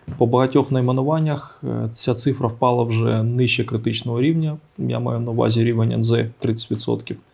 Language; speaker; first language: Ukrainian; native; Ukrainian